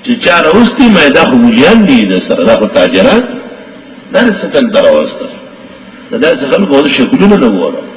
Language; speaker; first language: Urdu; non-native, local second language; Pashto